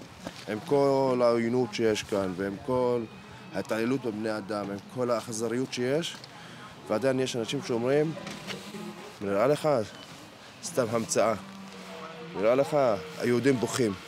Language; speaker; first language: Hebrew; non-native, local second language; Arabic